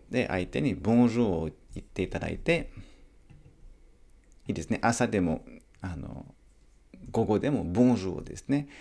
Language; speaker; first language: Japanese; non-native, fluent; French